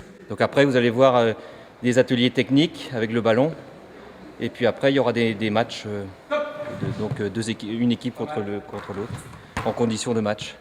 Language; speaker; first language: French; native; French